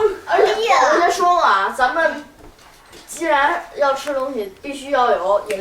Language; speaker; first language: Chinese; native; Chinese